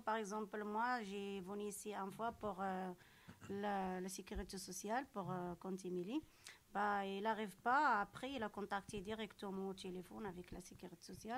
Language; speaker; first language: French; non-native, local second language; Arabic